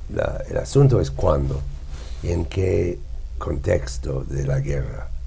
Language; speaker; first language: Spanish; non-native, fluent; English